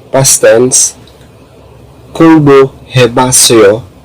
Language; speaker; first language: Korean; non-native, learner; Filipino